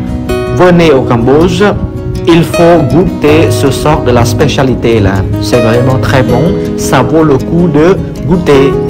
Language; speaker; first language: French; non-native, fluent; Khmer